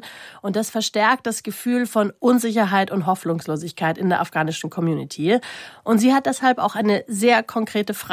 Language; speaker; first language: German; native; German